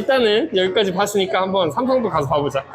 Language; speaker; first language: Korean; native; Korean